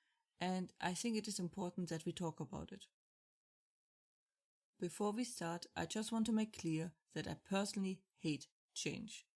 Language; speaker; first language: English; non-native, fluent; German